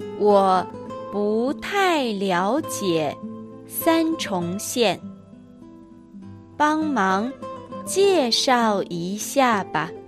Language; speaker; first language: Chinese; non-native, fluent; Japanese